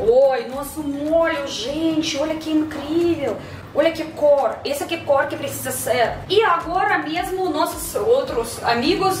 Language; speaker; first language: Portuguese; non-native, fluent; Russian